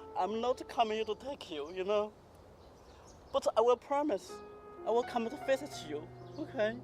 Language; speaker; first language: English; non-native, learner; Chinese